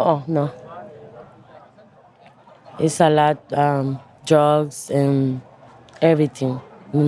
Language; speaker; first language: English; non-native, learner; Spanish